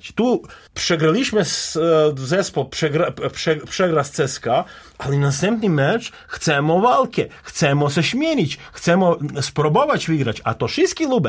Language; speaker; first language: Polish; non-native, learner; Serbian